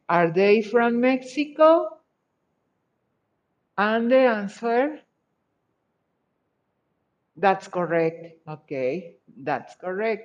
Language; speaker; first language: English; non-native, fluent; Spanish